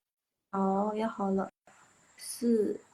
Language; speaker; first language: Chinese; non-native, fluent; Indonesian